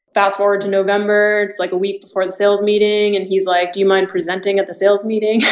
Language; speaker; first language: English; native; English